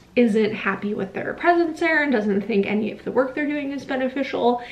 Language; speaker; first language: English; native; English